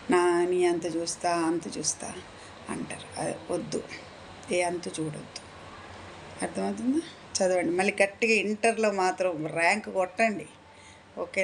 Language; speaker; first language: Telugu; native; Telugu